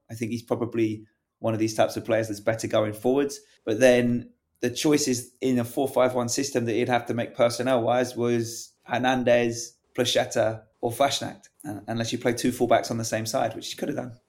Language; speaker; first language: English; native; English